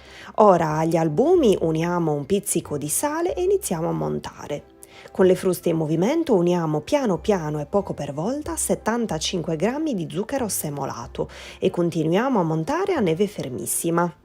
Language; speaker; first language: Italian; native; Italian